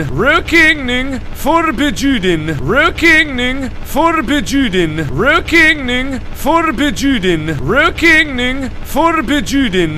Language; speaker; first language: Swedish; non-native, learner; English